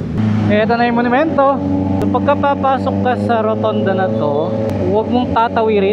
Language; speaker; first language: Filipino; native; Filipino